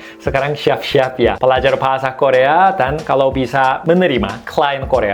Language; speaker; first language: Indonesian; non-native, fluent; Korean